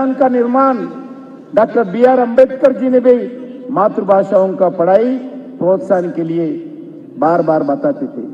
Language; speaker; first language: Hindi; non-native, local second language; Telugu